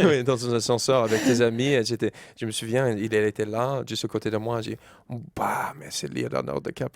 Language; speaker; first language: French; non-native, fluent; English